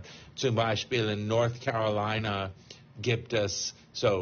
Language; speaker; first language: German; non-native, fluent; English